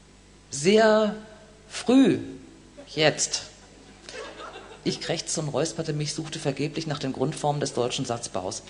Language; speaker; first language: German; native; German